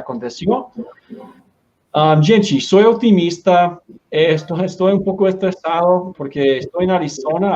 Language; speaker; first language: Portuguese; non-native, learner; Spanish